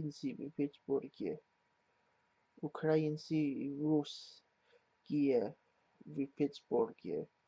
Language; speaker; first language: Russian; non-native, learner; English